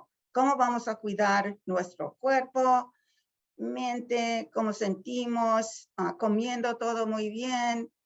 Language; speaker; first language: Spanish; early bilingual, heritage; Spanish